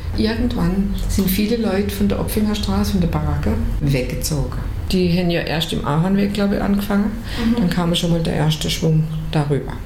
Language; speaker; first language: German; native; German